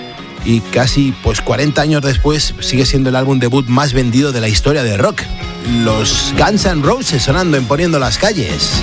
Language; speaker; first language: Spanish; native; Spanish